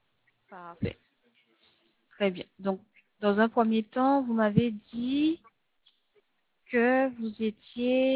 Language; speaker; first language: French; native; French